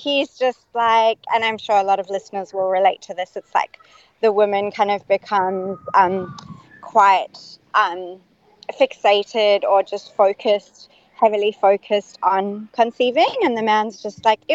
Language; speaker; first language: English; native; English